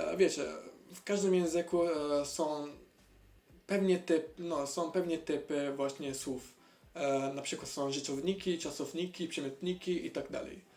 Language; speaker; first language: Polish; non-native, learner; Italian